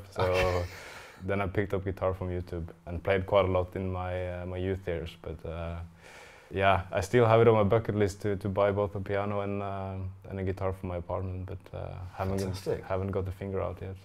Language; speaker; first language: English; non-native, fluent; Norwegian